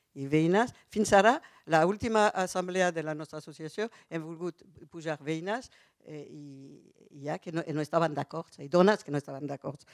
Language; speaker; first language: Catalan; non-native, fluent; French